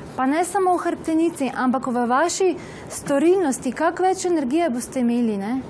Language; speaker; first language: Slovenian; native; Slovenian